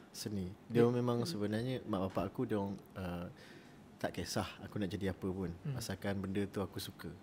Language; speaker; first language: Malay; native; Malay